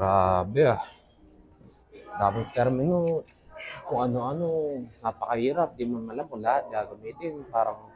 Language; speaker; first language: Filipino; native; Filipino